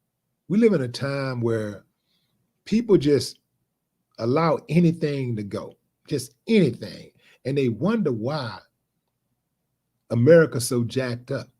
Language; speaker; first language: English; native; English